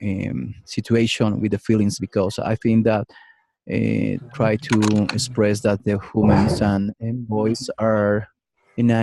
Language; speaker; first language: English; non-native, learner; Spanish